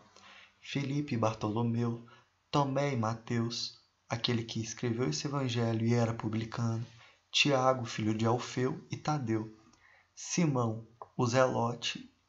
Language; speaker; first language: Portuguese; native; Portuguese